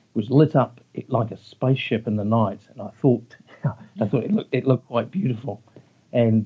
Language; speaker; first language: English; native; English